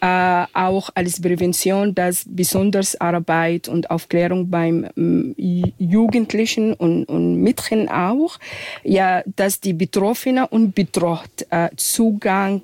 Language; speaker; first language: German; non-native, fluent; Arabic